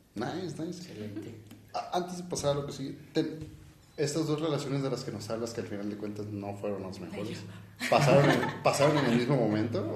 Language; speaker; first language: Spanish; native; Spanish